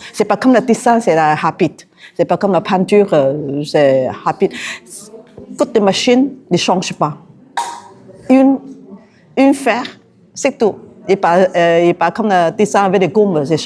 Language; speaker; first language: French; non-native, learner; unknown